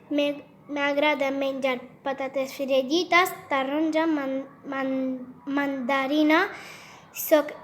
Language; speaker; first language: Catalan; non-native, learner; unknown